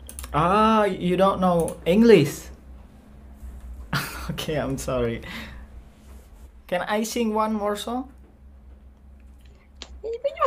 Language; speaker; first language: English; non-native, learner; Indonesian